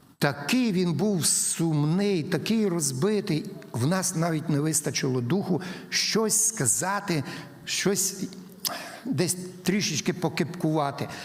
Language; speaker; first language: Ukrainian; native; Ukrainian